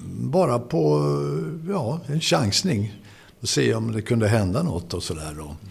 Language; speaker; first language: Swedish; native; Swedish